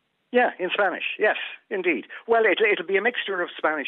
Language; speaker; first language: English; native; English